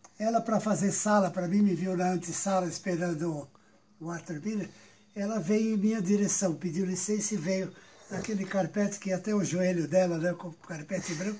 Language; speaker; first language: Portuguese; native; Portuguese